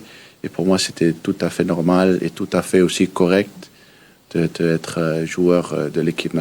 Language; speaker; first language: French; early bilingual, heritage; Danish